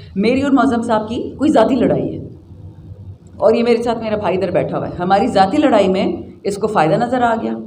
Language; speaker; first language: Urdu; non-native, local second language; Pashto